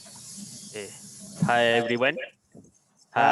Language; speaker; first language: English; non-native, local second language; Malay